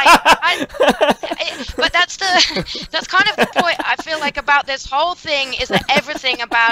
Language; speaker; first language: English; native; English